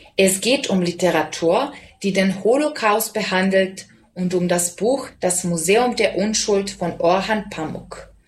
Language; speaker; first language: German; non-native, fluent; Serbian